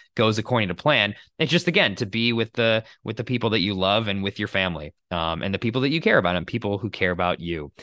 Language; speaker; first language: English; native; English